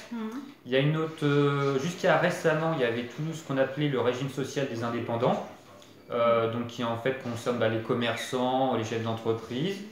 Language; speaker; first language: French; native; French